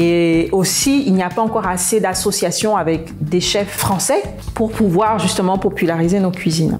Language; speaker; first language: French; native; French